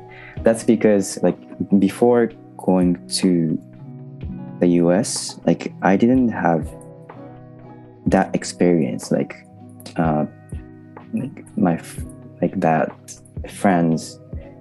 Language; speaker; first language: English; non-native, learner; Japanese